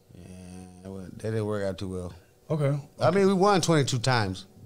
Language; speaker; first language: English; native; English